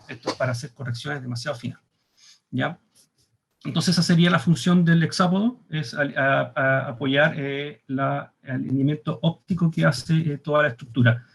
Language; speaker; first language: Spanish; native; Spanish